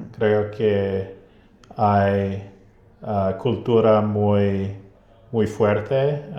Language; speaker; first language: Spanish; non-native, learner; English